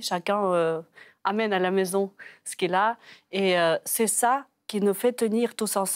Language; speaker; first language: French; non-native, fluent; Ukrainian